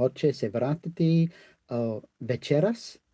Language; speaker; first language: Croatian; non-native, learner; English